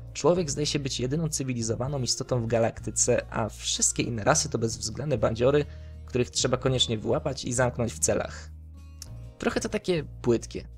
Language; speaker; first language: Polish; native; Polish